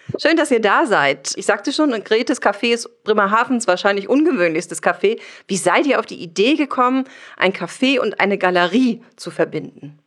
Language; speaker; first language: German; native; German